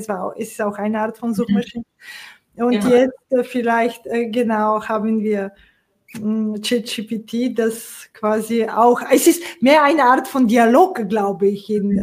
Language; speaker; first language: German; non-native, fluent; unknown